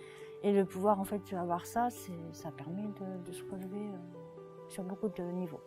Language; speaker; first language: French; native; French